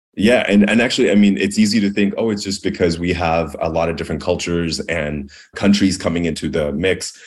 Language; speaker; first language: English; early bilingual, other home language; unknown